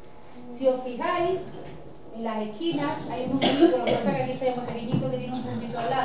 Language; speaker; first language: Spanish; native; Spanish